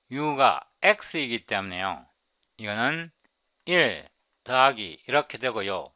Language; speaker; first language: Korean; native; Korean